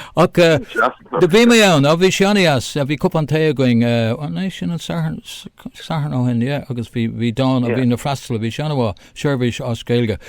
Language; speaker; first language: Irish; non-native, local second language; English